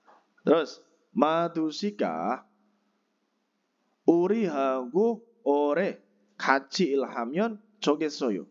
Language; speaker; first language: Korean; non-native, fluent; Indonesian